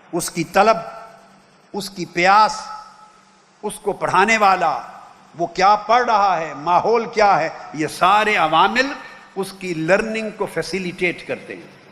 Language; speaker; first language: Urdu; non-native, local second language; Punjabi